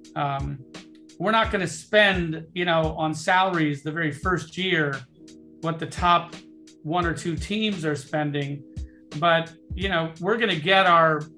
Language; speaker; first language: English; native; English